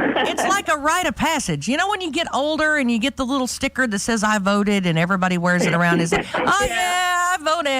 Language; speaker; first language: English; native; English